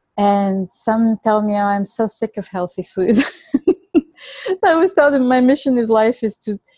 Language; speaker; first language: English; non-native, fluent; Bulgarian